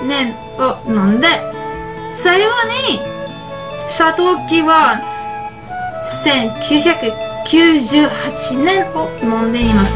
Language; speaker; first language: Japanese; non-native, learner; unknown